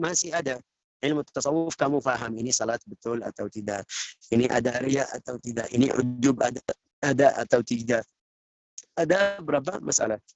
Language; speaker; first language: Indonesian; non-native, learner; Arabic